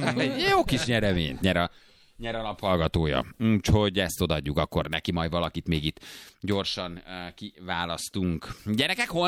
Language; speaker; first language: Hungarian; native; Hungarian